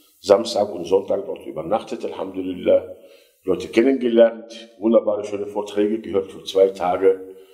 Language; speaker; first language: German; non-native, fluent; Arabic